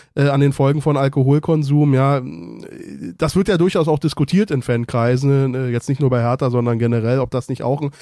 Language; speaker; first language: German; native; German